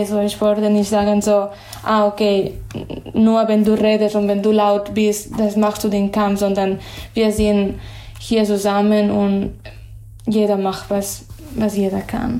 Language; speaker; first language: German; non-native, fluent; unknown